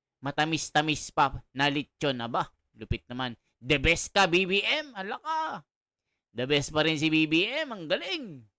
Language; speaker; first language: Filipino; native; Filipino